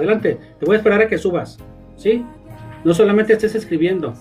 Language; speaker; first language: Spanish; native; Spanish